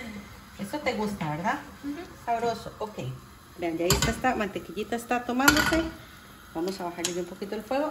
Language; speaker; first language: Spanish; native; Spanish